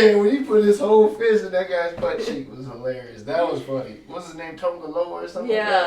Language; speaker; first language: English; native; English